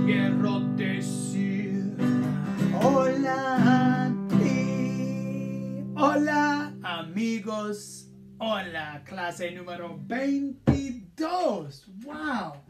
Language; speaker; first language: Spanish; non-native, fluent; English